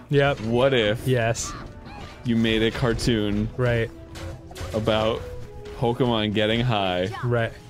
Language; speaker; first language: English; native; English